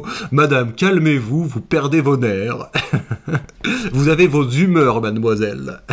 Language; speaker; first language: French; native; French